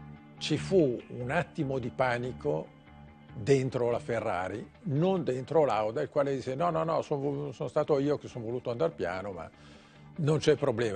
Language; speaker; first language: Italian; native; Italian